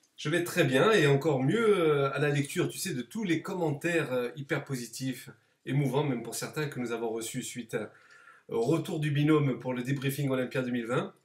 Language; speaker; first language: French; native; French